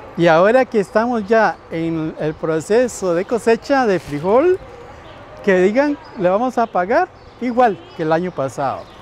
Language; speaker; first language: Spanish; native; Spanish